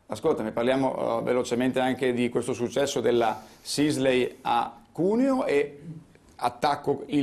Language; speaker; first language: Italian; native; Italian